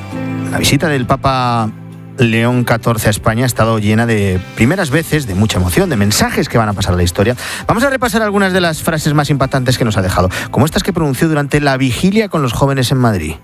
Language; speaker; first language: Spanish; native; Spanish